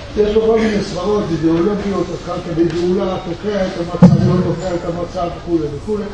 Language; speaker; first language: Hebrew; early bilingual, other home language; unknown